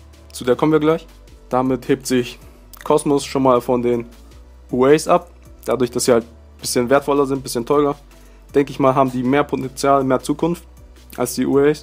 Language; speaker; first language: German; native; German